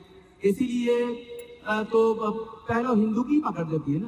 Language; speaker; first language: Hindi; non-native, learner; Bangla